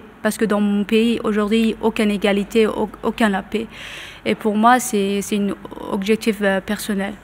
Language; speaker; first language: French; non-native, learner; Persian